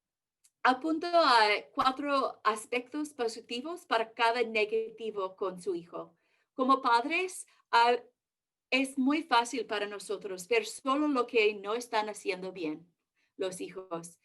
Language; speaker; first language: Spanish; early bilingual, heritage; English